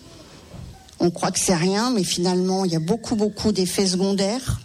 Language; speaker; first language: French; native; French